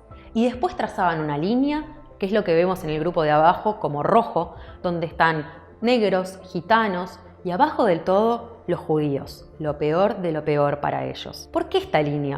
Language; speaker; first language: Spanish; native; Spanish